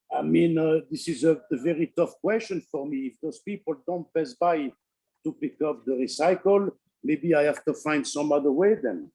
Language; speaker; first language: English; non-native, learner; Italian